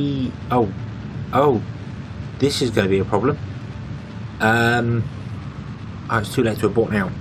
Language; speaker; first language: English; native; English